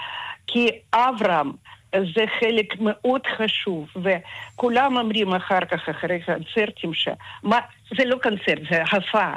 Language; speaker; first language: Hebrew; non-native, fluent; Russian